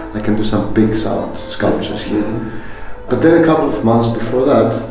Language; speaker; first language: English; non-native, fluent; Greek